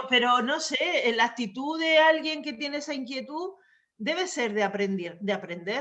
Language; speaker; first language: Spanish; native; Spanish